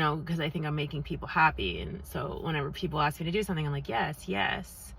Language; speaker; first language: English; native; English